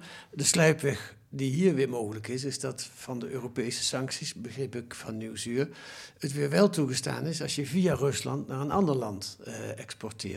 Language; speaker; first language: Dutch; native; Dutch